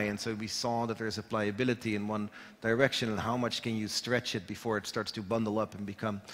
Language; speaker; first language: English; non-native, fluent; Dutch